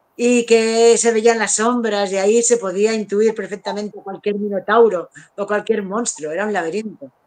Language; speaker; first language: Spanish; native; Spanish